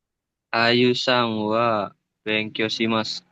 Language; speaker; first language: Japanese; non-native, learner; Indonesian